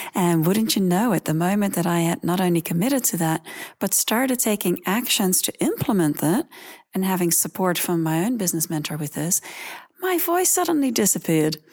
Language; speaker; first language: English; early bilingual, other home language; Dutch